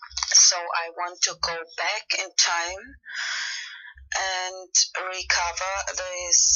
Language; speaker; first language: English; non-native, fluent; Spanish